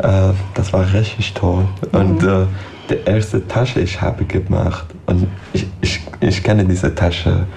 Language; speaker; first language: German; non-native, learner; Persian